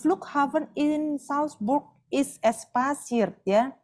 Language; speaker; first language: German; non-native, fluent; Indonesian